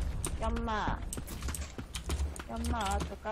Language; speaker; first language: Korean; native; Korean